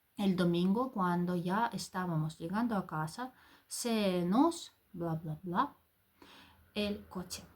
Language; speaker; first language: Spanish; non-native, fluent; Ukrainian